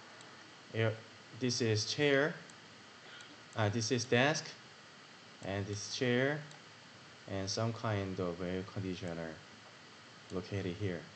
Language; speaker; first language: English; non-native, learner; Korean